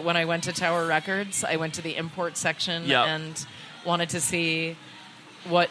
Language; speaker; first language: English; native; English